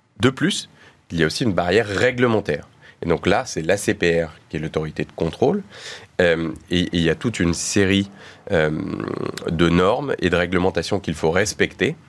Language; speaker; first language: French; native; French